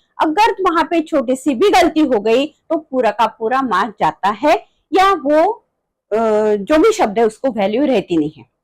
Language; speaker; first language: Hindi; non-native, local second language; Marathi